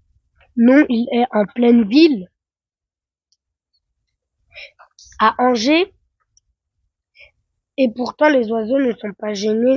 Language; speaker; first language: French; native; French